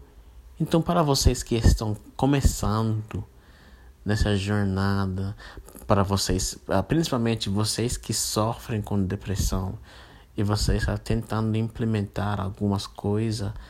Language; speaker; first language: Portuguese; non-native, fluent; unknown